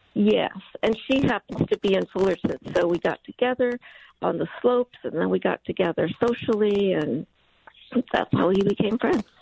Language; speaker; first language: English; native; English